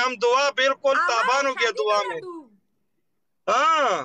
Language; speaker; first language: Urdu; non-native, local second language; Pashto